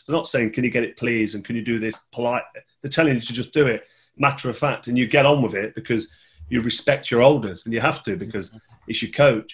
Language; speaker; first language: English; native; English